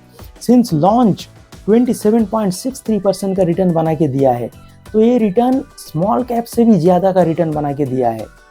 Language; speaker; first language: Hindi; non-native, local second language; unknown